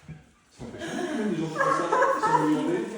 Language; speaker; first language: French; native; French